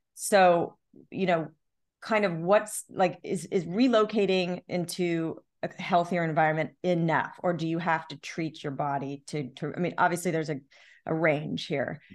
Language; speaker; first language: English; native; English